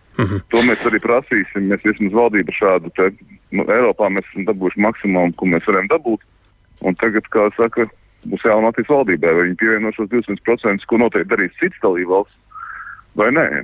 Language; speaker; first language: Latvian; native; Latvian